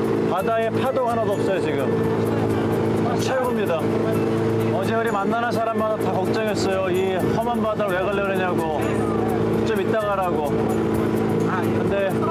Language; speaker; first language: Korean; native; Korean